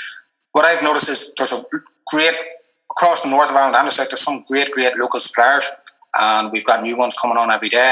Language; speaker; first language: English; native; English